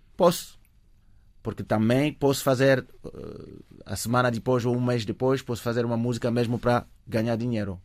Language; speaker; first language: Portuguese; non-native, fluent; French